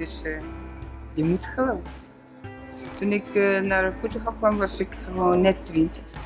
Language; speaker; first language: Dutch; non-native, learner; Portuguese